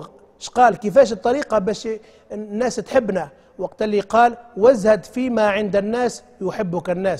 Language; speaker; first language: Arabic; native; Arabic